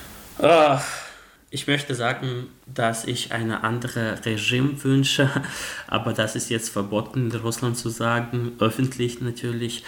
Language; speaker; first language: German; non-native, fluent; Russian